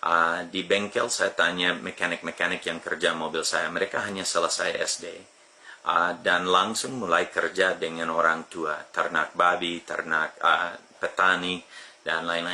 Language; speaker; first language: Indonesian; non-native, fluent; English